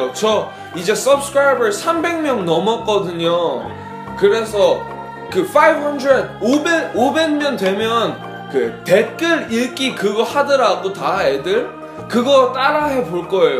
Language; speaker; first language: Korean; non-native, fluent; English